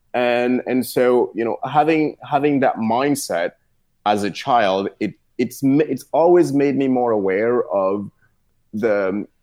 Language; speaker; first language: English; non-native, local second language; French